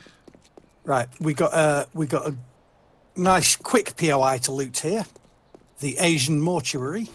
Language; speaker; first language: English; native; English